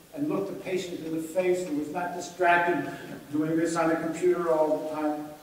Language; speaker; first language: English; native; English